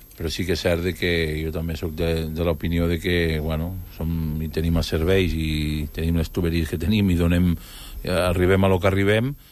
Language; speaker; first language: Catalan; native; Catalan